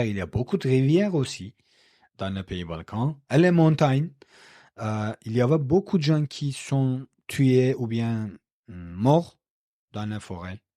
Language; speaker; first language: French; non-native, learner; Kurdish